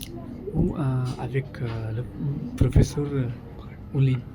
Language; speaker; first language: French; non-native, learner; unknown